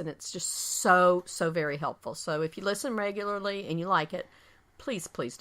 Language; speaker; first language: English; native; English